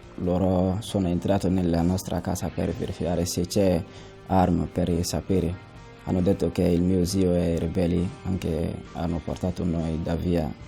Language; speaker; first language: Italian; non-native, learner; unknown